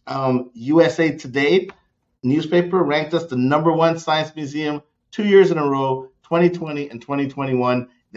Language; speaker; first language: English; native; English